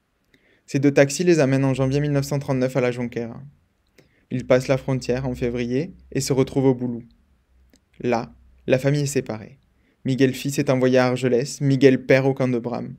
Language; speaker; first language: French; native; French